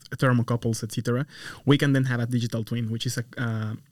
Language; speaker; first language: English; non-native, fluent; Spanish